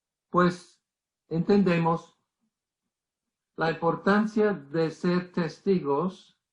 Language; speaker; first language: Spanish; non-native, fluent; English